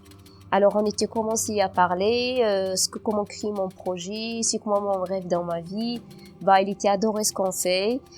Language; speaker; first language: French; non-native, local second language; Berber languages